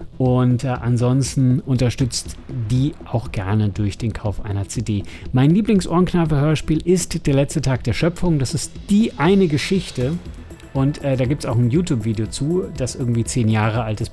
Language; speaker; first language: German; native; German